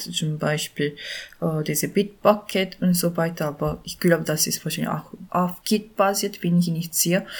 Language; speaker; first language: German; non-native, learner; Korean